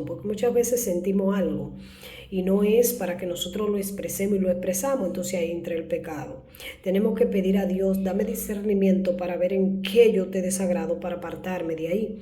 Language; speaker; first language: Spanish; native; Spanish